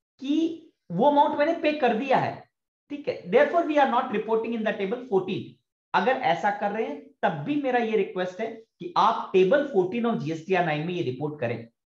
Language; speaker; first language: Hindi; native; Hindi